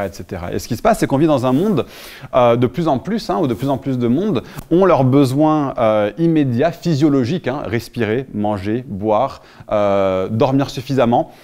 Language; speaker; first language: French; native; French